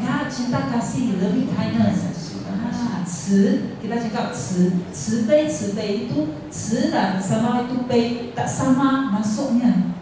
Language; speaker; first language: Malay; non-native, local second language; Chinese